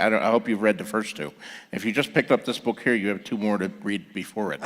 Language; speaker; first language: English; native; English